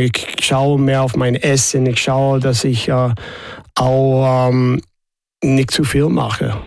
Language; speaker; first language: German; non-native, fluent; English